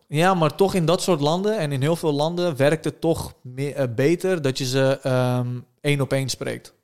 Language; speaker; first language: Dutch; early bilingual, other home language; Turkish